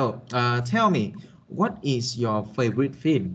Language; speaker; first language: English; non-native, fluent; Vietnamese